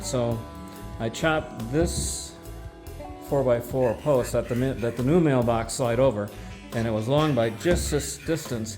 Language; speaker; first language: English; native; English